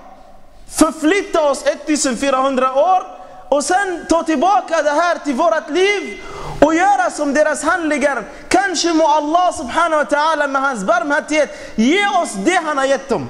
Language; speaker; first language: Swedish; non-native, fluent; Arabic